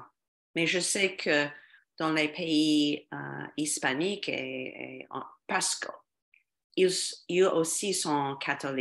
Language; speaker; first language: French; non-native, fluent; English